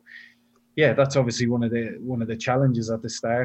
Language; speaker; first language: English; native; English